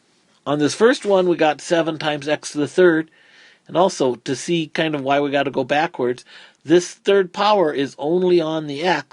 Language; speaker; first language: English; native; English